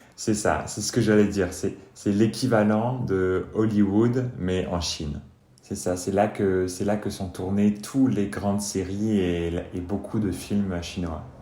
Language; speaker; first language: French; native; French